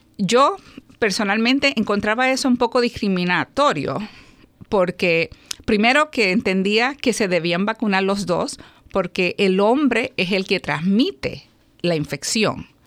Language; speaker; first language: Spanish; native; Spanish